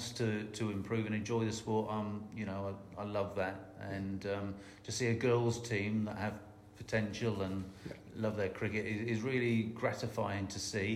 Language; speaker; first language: English; native; English